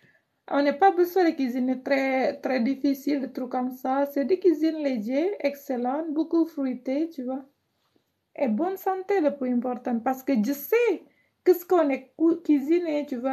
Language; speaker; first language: French; non-native, learner; Indonesian